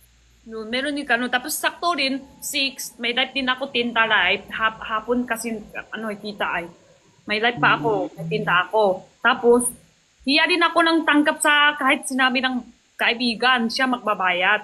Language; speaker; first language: Filipino; non-native, learner; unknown